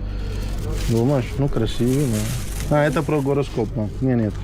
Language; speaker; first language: Russian; non-native, learner; Spanish